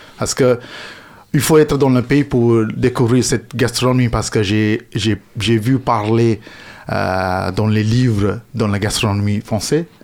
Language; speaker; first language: French; non-native, fluent; Sinhala